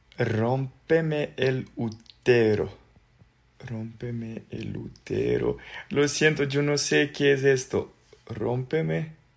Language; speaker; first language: Spanish; non-native, learner; Serbian